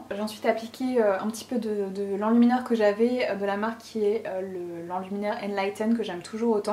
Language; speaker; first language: French; native; French